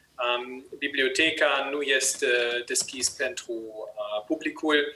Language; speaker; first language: Romanian; non-native, learner; German